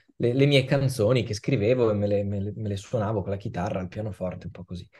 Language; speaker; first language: Italian; native; Italian